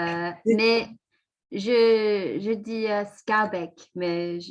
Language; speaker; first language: French; non-native, learner; English